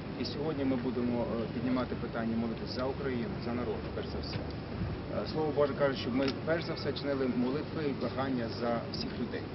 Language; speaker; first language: Ukrainian; native; Ukrainian